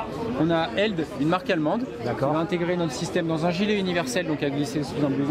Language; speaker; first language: French; native; French